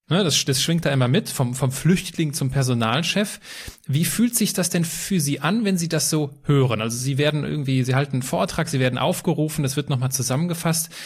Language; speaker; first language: German; native; German